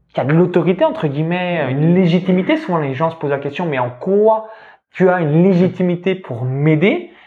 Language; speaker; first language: French; native; French